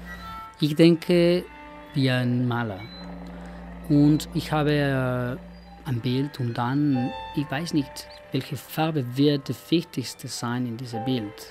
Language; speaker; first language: German; non-native, fluent; Spanish